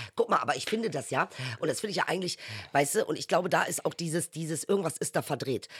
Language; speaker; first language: German; early bilingual, other home language; Turkish